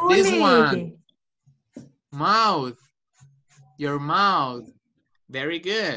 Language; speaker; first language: English; non-native, fluent; Spanish